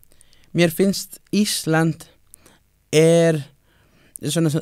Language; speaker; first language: Icelandic; non-native, fluent; Spanish